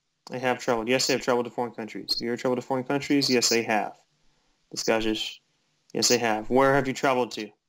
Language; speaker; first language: English; native; English